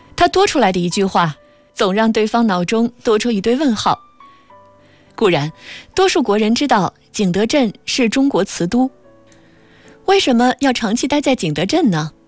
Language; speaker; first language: Chinese; native; Chinese